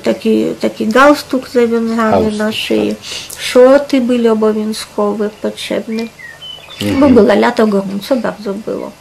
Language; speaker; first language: Polish; non-native, fluent; Russian